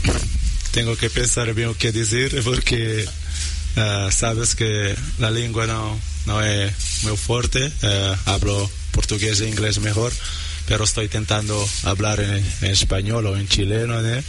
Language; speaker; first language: Spanish; non-native, learner; Portuguese